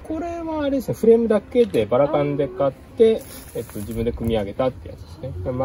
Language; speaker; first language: Japanese; native; Japanese